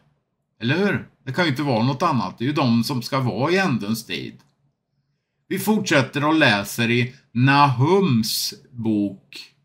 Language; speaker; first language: Swedish; native; Swedish